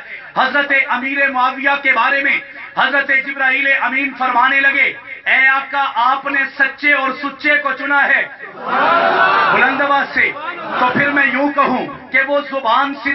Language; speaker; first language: Urdu; non-native, local second language; Punjabi